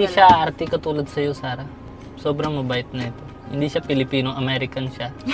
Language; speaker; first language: Filipino; non-native, learner; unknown